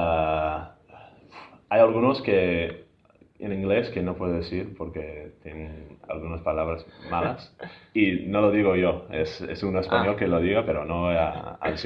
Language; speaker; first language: Spanish; non-native, fluent; English